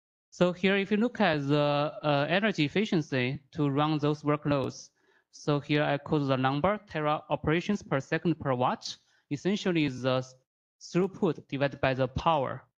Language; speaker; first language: English; non-native, fluent; Chinese